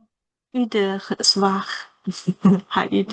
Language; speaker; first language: French; non-native, learner; Chinese